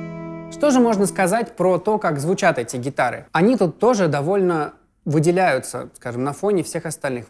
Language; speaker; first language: Russian; native; Russian